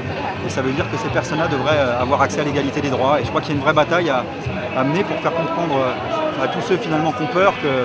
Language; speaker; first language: French; native; French